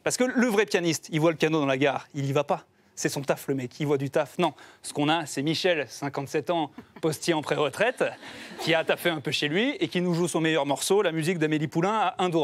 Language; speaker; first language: French; native; French